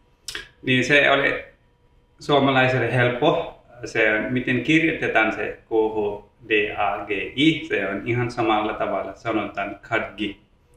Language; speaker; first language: Finnish; non-native, learner; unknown